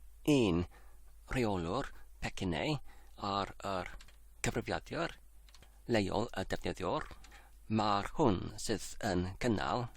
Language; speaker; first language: Welsh; non-native, learner; English